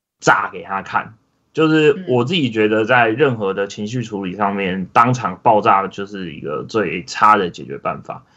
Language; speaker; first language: Chinese; native; Chinese